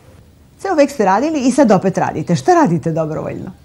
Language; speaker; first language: Serbian; native; Serbian